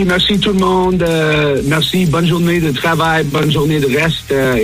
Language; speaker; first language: French; non-native, fluent; English